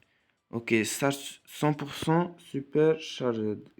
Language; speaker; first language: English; non-native, learner; French